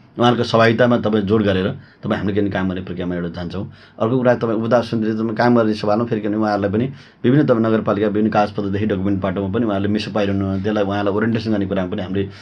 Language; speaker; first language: Nepali; native; Nepali